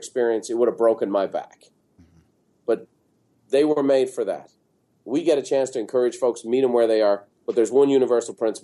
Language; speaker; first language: English; native; English